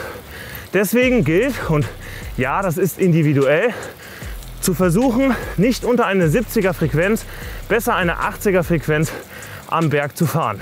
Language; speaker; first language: German; native; German